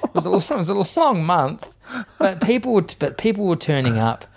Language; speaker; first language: English; native; English